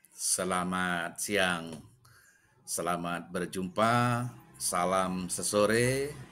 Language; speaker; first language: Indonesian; native; Indonesian